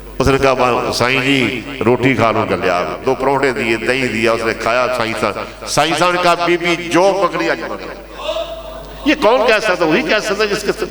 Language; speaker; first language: Urdu; non-native, local second language; Punjabi